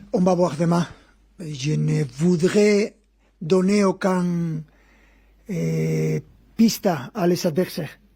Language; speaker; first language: French; non-native, fluent; Spanish